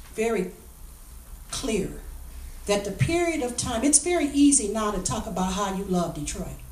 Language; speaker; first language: English; native; English